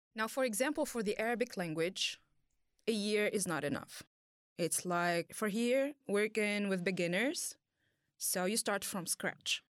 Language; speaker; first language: English; non-native, fluent; Arabic